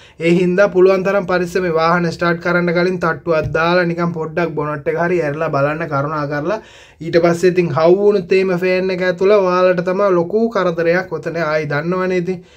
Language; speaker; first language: Sinhala; native; Sinhala